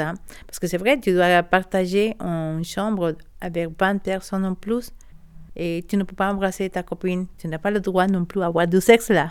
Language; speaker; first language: French; non-native, learner; Spanish